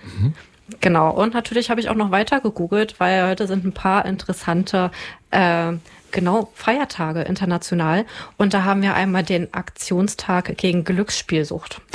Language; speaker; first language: German; native; German